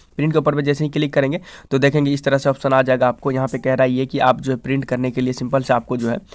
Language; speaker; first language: Hindi; native; Hindi